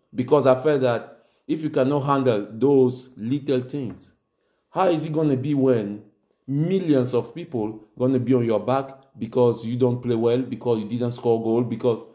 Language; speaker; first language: English; non-native, local second language; French